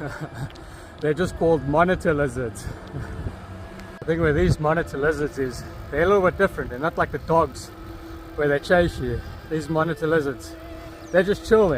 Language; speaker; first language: English; native; English